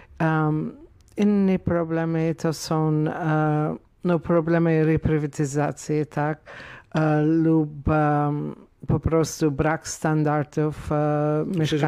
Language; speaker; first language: Polish; non-native, fluent; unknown